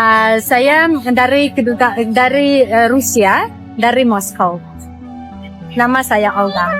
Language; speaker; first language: Indonesian; non-native, learner; Russian